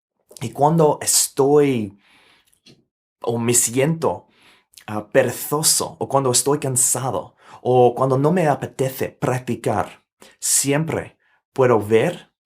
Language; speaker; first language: Spanish; non-native, fluent; English